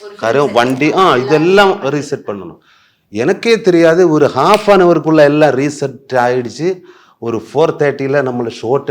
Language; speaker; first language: Tamil; non-native, learner; Malayalam